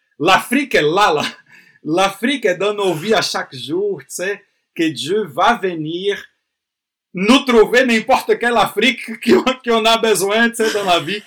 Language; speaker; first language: French; non-native, fluent; Portuguese